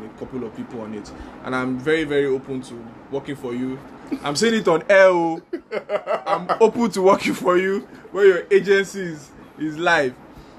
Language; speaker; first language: English; non-native, local second language; Yoruba